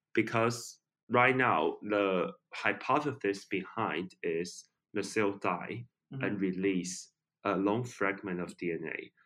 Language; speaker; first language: English; non-native, fluent; Chinese